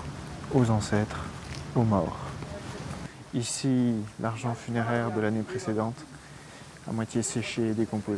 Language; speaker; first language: French; native; French